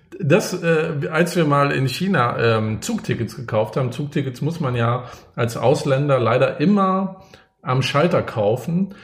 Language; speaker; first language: German; native; German